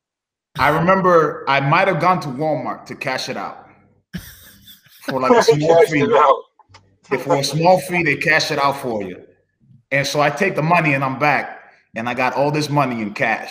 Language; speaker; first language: English; early bilingual, other home language; Spanish